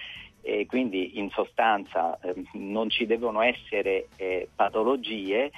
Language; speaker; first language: Italian; native; Italian